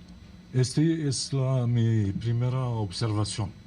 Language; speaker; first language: Spanish; non-native, fluent; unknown